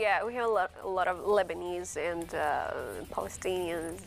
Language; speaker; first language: English; early bilingual, other home language; Arabic